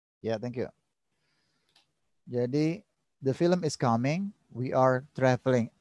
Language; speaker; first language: English; non-native, learner; Indonesian